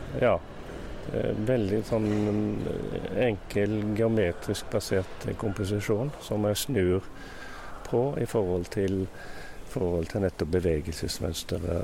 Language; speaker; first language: Norwegian; native; Norwegian